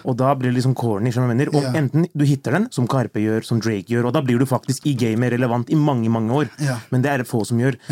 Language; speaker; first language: Norwegian; early bilingual, other home language; Turkish